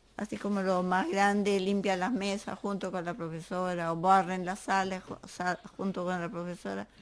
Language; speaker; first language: Spanish; non-native, fluent; French